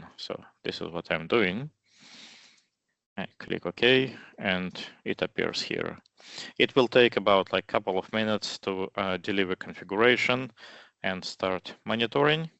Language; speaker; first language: English; non-native, fluent; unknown